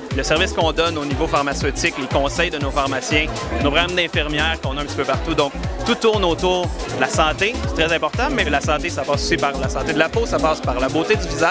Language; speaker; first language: French; native; French